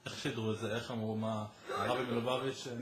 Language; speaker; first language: Hebrew; native; Hebrew